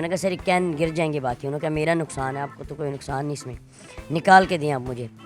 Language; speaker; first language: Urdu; non-native, local second language; Pashto